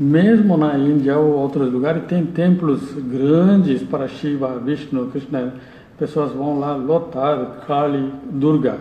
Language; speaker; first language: Portuguese; non-native, learner; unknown